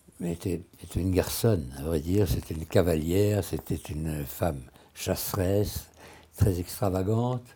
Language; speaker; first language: French; early bilingual, other home language; Russian